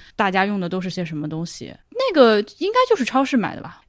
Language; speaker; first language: Chinese; native; Chinese